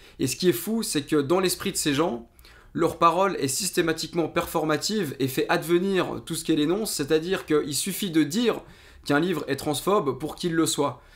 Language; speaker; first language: French; native; French